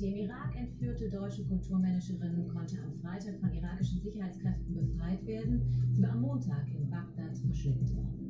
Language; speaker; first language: German; native; German